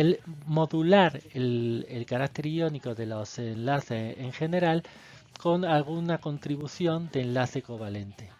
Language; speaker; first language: Spanish; native; Spanish